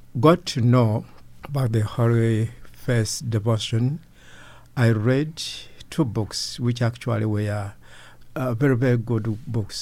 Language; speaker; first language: English; non-native, local second language; Ganda